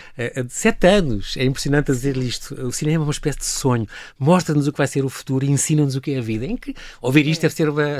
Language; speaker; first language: Portuguese; native; Portuguese